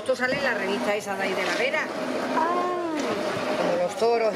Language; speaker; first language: Spanish; native; Spanish